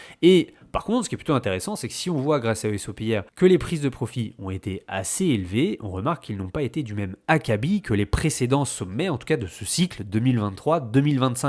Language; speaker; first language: French; native; French